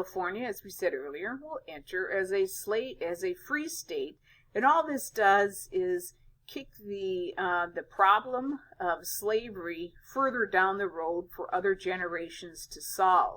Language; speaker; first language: English; native; English